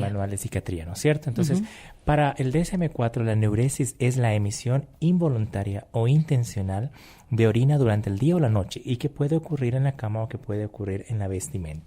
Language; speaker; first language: Spanish; native; Spanish